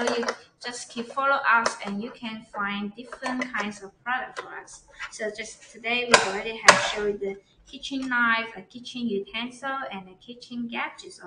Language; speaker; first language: English; non-native, learner; Chinese